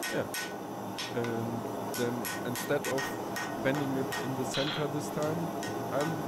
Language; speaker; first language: English; non-native, fluent; German